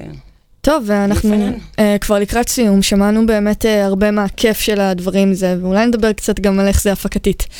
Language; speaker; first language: Hebrew; native; Hebrew